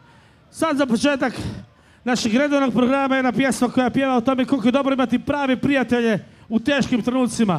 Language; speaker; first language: Croatian; native; Croatian